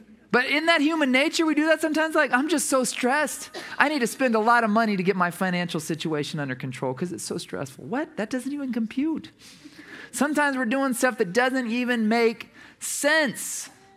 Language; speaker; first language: English; native; English